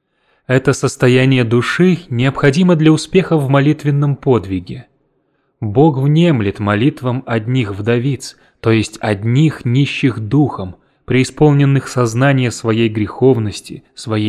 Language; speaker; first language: Russian; native; Russian